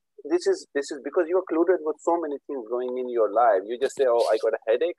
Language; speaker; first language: English; non-native, local second language; Urdu